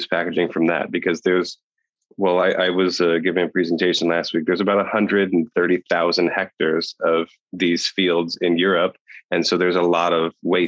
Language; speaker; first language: English; native; English